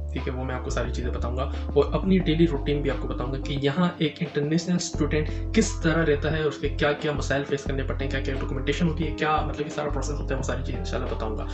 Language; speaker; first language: Urdu; native; Urdu